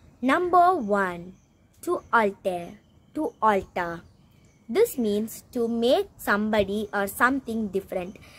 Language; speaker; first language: English; non-native, local second language; Tamil